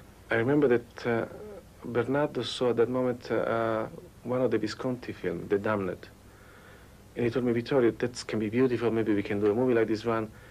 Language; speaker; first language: English; non-native, fluent; Italian